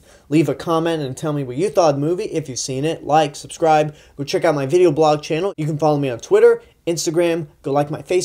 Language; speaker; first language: English; native; English